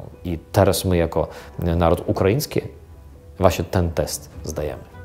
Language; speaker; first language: Polish; non-native, fluent; Ukrainian